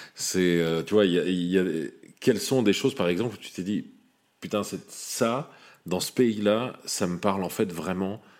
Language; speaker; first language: French; native; French